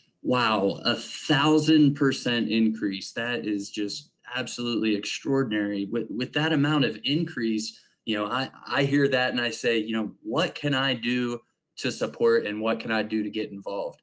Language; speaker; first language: English; native; English